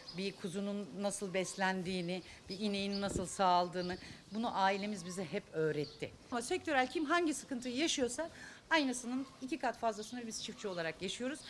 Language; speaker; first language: Turkish; native; Turkish